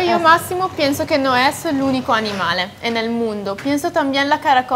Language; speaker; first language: Spanish; non-native, fluent; Italian